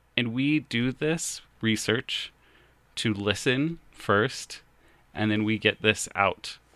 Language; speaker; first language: English; native; English